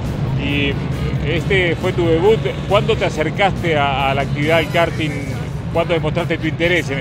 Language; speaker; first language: Spanish; native; Spanish